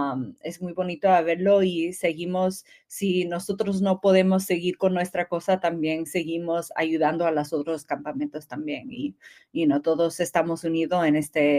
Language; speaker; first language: Spanish; early bilingual, heritage; English